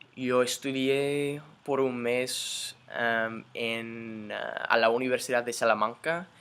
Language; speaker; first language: Spanish; non-native, fluent; English